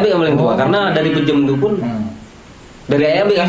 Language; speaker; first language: Malay; native; Malay